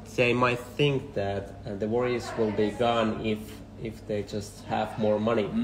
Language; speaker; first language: English; non-native, fluent; Finnish